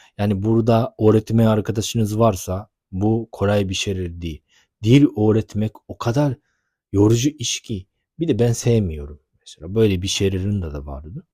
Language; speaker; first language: Turkish; non-native, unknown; Japanese